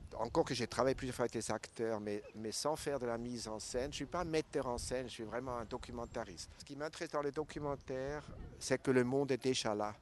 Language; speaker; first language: French; non-native, local second language; German